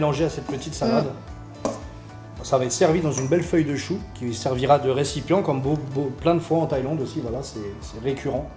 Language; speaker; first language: French; native; French